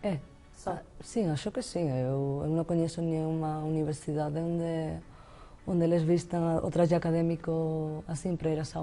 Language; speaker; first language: Portuguese; non-native, fluent; Spanish